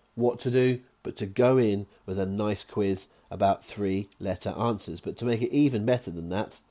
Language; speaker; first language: English; native; English